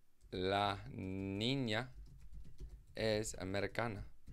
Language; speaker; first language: Spanish; non-native, learner; English